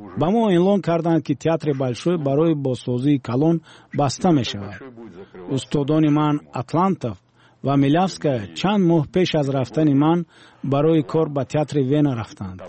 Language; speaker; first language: Tajik; non-native, local second language; Russian